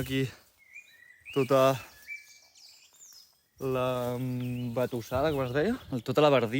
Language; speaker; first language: Catalan; native; Catalan